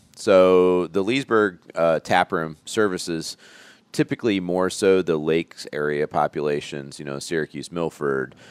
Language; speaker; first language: English; native; English